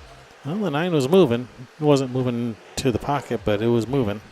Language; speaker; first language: English; native; English